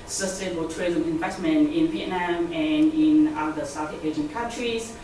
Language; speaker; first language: English; non-native, fluent; Vietnamese